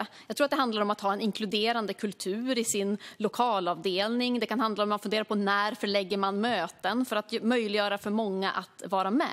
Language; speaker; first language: Swedish; native; Swedish